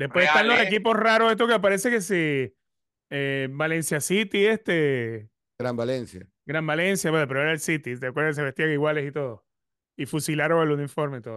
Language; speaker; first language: Spanish; native; Spanish